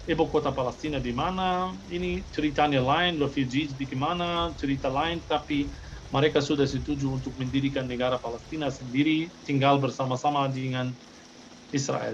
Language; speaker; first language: Indonesian; non-native, fluent; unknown